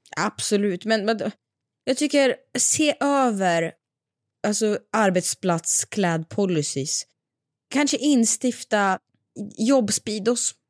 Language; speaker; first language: Swedish; early bilingual, other home language; Russian